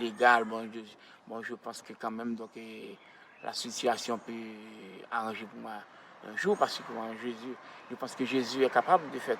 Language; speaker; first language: French; non-native, local second language; Haitian Creole